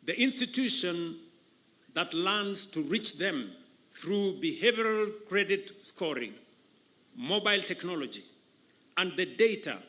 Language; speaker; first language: English; non-native, local second language; Kalenjin